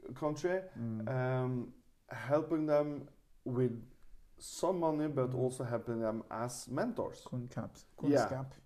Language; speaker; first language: English; non-native, fluent; Norwegian